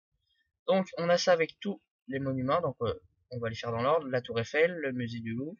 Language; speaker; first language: French; native; French